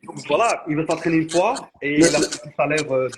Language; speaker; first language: French; native; French